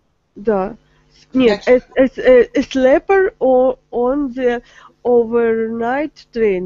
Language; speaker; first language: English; non-native, learner; Russian